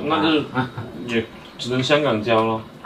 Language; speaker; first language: Chinese; native; Chinese